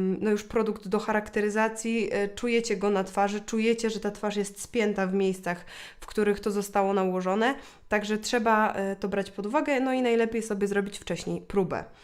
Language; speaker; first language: Polish; native; Polish